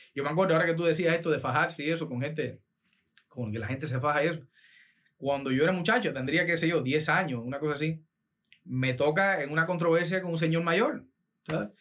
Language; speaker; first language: Spanish; native; Spanish